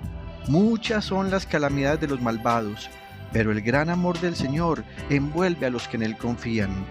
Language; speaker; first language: Spanish; native; Spanish